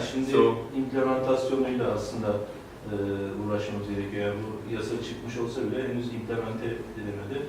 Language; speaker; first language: Turkish; native; Turkish